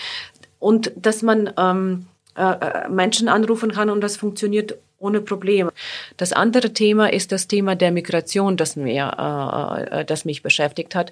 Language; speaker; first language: German; non-native, fluent; Ukrainian